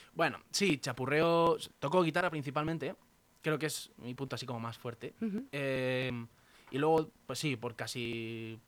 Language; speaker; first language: Spanish; native; Spanish